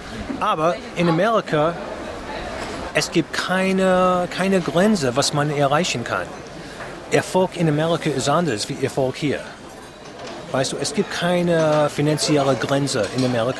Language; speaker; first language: German; non-native, fluent; English